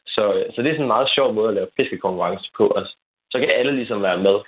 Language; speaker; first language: Danish; native; Danish